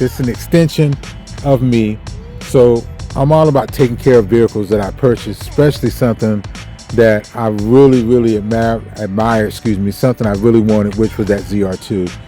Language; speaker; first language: English; native; English